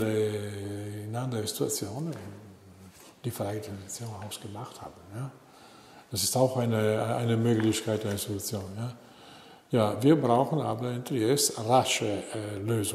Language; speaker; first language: German; non-native, learner; Italian